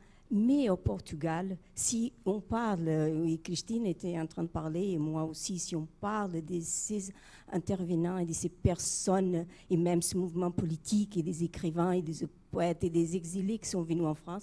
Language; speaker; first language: French; non-native, fluent; Portuguese